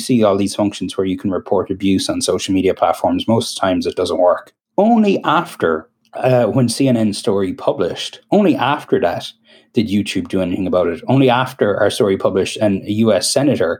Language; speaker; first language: English; native; English